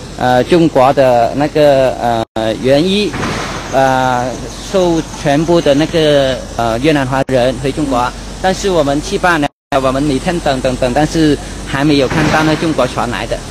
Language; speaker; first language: Chinese; early bilingual, heritage; Chinese